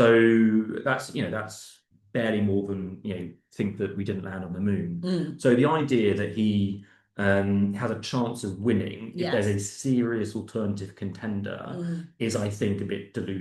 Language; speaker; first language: English; native; English